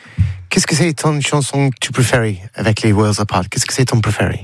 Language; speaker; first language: French; non-native, learner; English